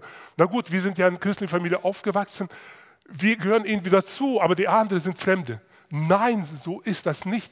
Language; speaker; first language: German; non-native, fluent; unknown